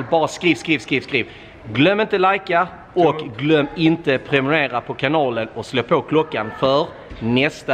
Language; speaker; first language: Swedish; native; Swedish